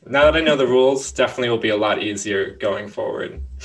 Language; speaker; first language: English; native; English